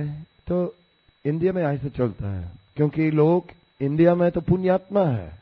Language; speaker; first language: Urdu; non-native, learner; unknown